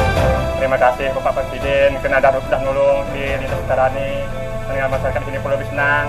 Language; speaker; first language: Indonesian; non-native, local second language; Iban